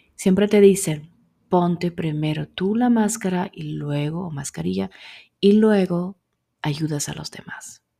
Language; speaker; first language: Spanish; non-native, fluent; German